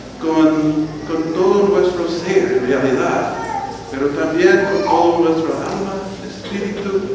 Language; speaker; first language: Spanish; non-native, fluent; English